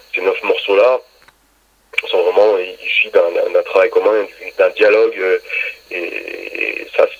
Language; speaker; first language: French; native; French